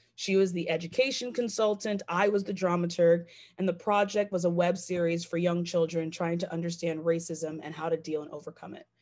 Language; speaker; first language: English; native; English